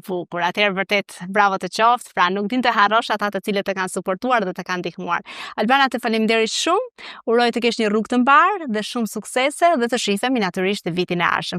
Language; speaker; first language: Albanian; native; Albanian